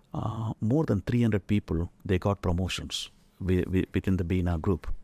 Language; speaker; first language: English; non-native, local second language; Tamil